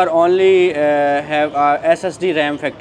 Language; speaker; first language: English; non-native, learner; Urdu